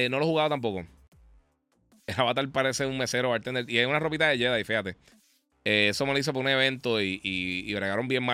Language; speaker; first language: Spanish; native; Spanish